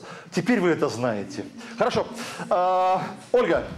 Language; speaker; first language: Russian; native; Russian